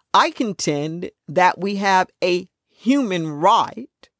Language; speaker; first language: English; native; English